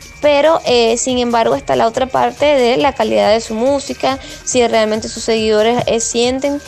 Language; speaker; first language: Spanish; native; Spanish